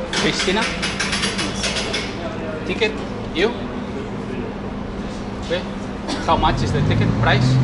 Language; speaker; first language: English; non-native, learner; Spanish